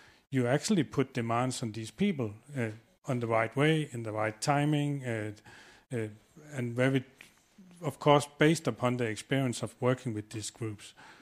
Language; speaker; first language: English; non-native, fluent; Danish